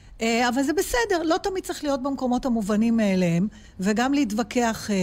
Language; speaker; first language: Hebrew; native; Hebrew